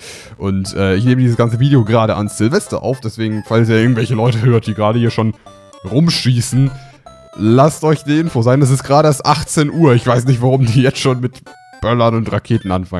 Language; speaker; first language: German; native; German